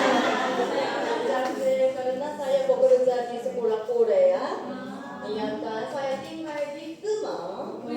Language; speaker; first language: Indonesian; non-native, learner; Korean